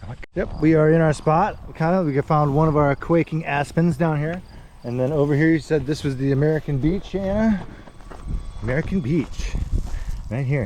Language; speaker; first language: English; native; English